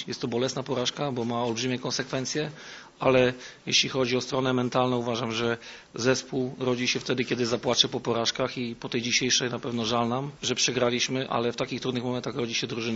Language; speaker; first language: Polish; native; Polish